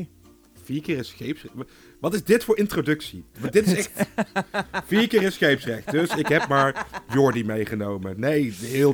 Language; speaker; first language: Dutch; native; Dutch